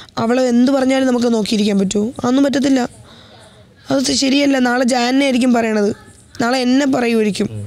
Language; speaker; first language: Malayalam; native; Malayalam